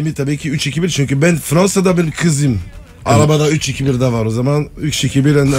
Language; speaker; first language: Turkish; non-native, learner; French